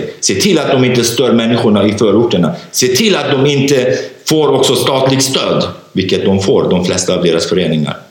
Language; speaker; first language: Swedish; non-native, fluent; Kurdish